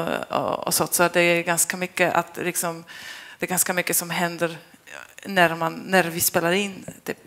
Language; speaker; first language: Swedish; non-native, fluent; Polish